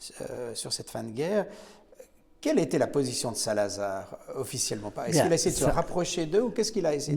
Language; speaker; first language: French; native; French